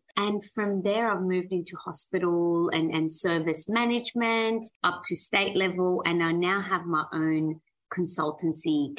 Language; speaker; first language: English; early bilingual, other home language; Persian